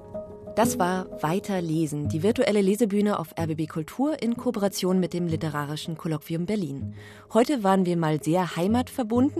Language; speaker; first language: German; native; German